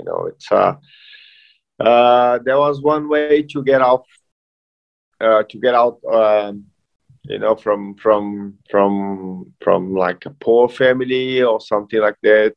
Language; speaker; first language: English; non-native, fluent; Portuguese